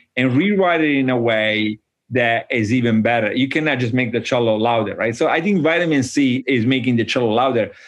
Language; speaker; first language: English; non-native, fluent; Italian